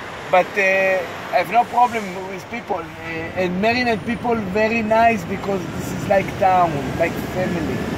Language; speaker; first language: English; non-native, learner; Hebrew